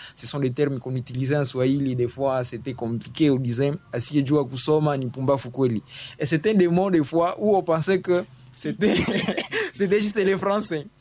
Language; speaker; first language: French; non-native, local second language; Swahili